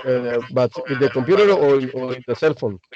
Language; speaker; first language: English; non-native, learner; Spanish